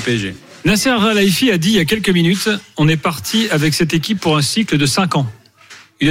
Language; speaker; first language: French; native; French